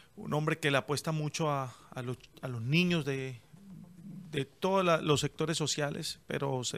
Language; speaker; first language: Spanish; native; Spanish